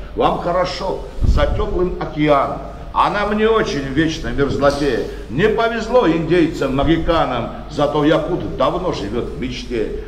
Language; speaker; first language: Russian; native; Russian